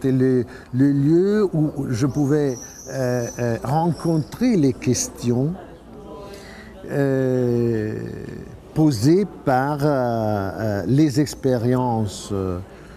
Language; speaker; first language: French; non-native, fluent; Italian